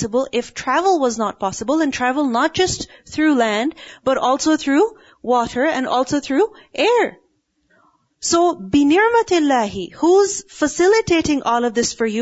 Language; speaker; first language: English; non-native, local second language; Urdu